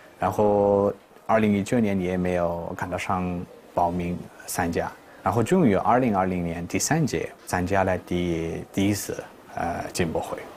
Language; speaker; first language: Chinese; non-native, fluent; Persian